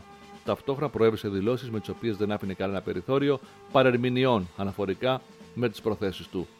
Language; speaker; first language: Greek; native; Greek